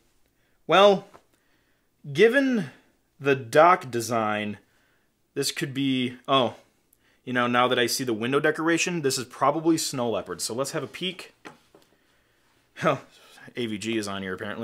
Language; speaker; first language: English; native; English